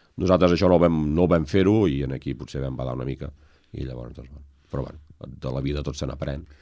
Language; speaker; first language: Catalan; native; Catalan